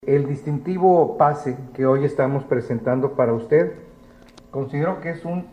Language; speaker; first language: Spanish; native; Spanish